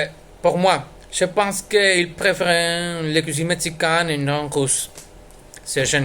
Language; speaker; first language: French; non-native, learner; Spanish